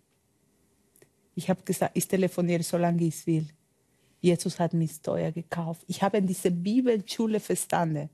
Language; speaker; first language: German; non-native, learner; Spanish